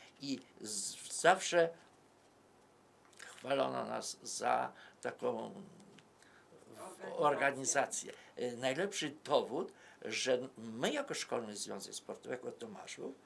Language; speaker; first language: Polish; native; Polish